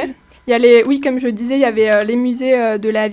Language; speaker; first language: French; native; French